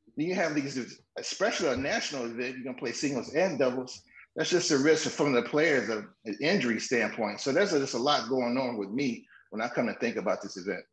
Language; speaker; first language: English; native; English